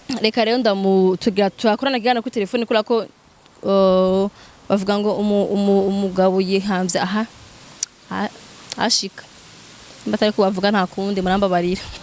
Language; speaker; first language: Rundi; native; Rundi